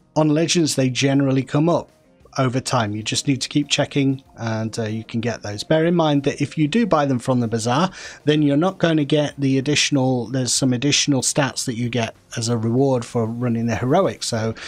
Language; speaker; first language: English; native; English